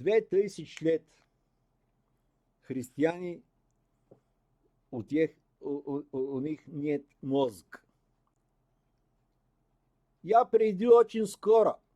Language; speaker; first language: Russian; non-native, learner; Bulgarian